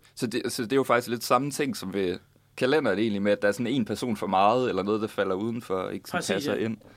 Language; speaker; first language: Danish; native; Danish